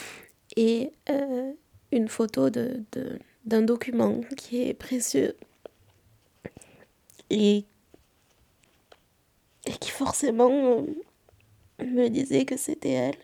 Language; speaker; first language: French; native; French